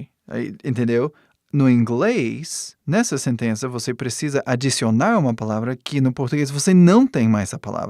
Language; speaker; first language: Portuguese; non-native, fluent; English